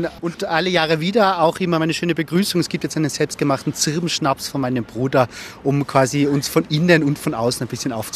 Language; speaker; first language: German; native; German